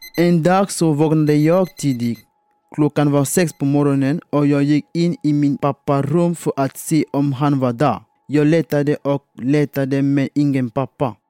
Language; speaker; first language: Swedish; non-native, fluent; French